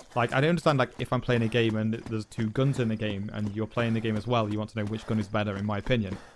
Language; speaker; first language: English; native; English